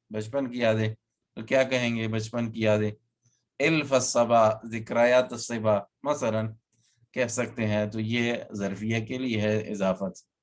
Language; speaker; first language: Urdu; non-native, local second language; Pashto